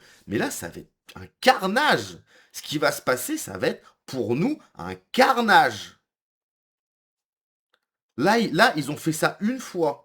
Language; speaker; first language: French; native; French